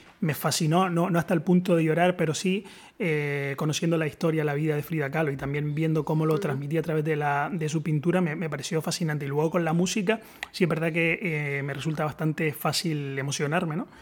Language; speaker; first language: Spanish; native; Spanish